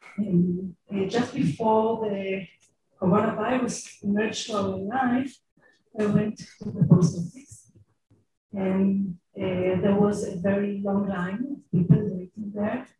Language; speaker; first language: English; non-native, fluent; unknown